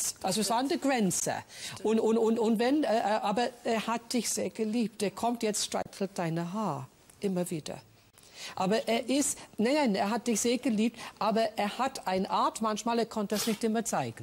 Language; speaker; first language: German; non-native, fluent; English